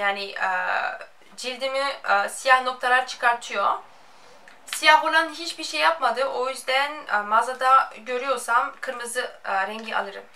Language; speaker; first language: Turkish; non-native, fluent; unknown